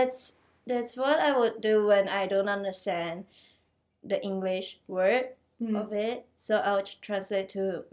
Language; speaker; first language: English; non-native, local second language; Chinese